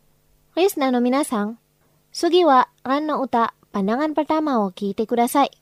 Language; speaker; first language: Japanese; non-native, fluent; Indonesian